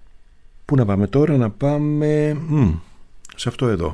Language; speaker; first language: Greek; native; Greek